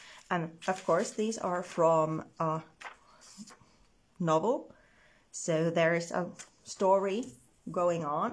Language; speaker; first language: English; non-native, fluent; Finnish